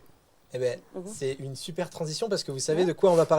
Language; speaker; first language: French; native; French